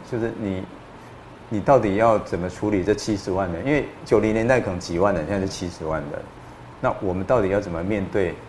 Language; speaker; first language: Chinese; native; Chinese